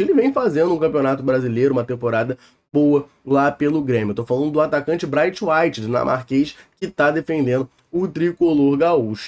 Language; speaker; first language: Portuguese; native; Portuguese